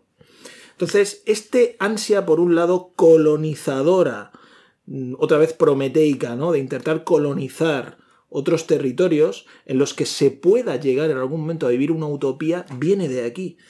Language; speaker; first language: Spanish; native; Spanish